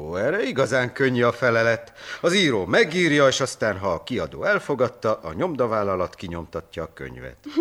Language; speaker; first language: Hungarian; native; Hungarian